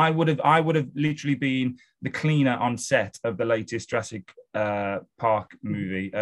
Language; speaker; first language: English; native; English